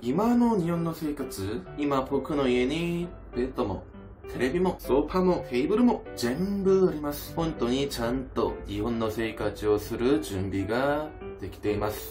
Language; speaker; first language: Japanese; non-native, fluent; Korean